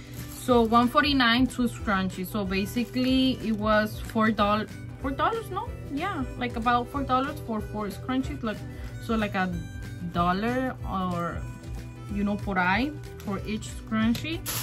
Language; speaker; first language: English; early bilingual, other home language; Spanish